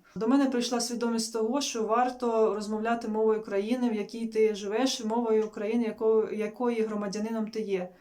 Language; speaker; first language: Ukrainian; non-native, local second language; Russian